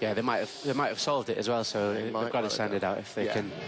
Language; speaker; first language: English; native; English